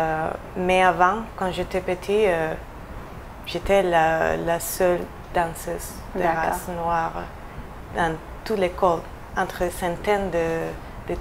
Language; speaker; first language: French; non-native, fluent; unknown